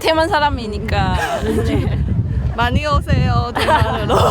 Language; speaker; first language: Korean; non-native, learner; Chinese